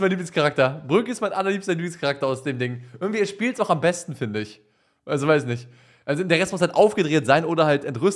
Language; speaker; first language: German; native; German